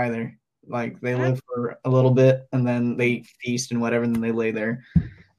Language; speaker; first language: English; native; English